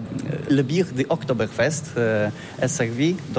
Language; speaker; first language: French; non-native, learner; Polish